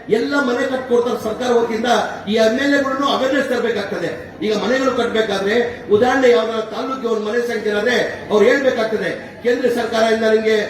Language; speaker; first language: Kannada; non-native, local second language; Urdu